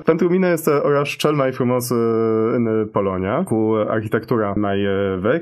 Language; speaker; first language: Romanian; non-native, fluent; Polish